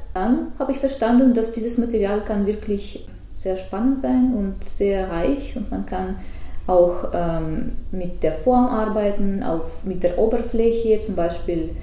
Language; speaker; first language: German; non-native, fluent; Russian